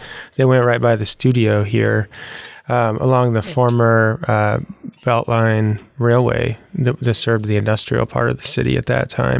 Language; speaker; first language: English; native; English